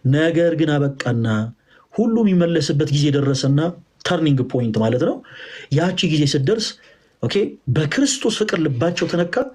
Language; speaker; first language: Amharic; native; Amharic